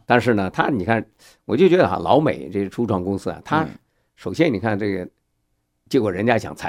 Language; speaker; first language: Chinese; native; Chinese